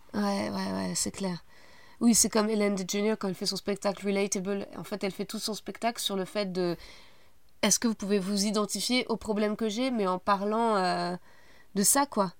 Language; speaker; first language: French; native; French